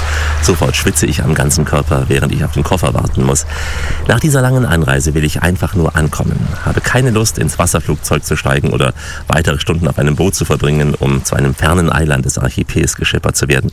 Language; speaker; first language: German; native; German